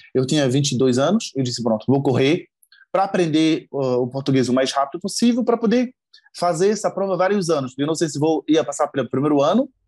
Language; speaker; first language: Portuguese; non-native, fluent; Arabic